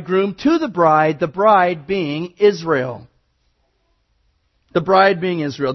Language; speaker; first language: English; native; English